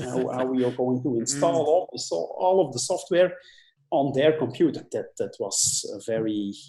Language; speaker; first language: English; non-native, fluent; Dutch